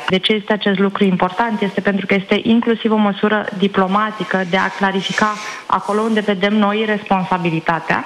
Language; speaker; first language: Romanian; native; Romanian